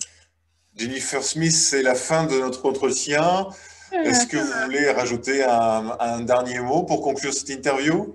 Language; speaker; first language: French; native; French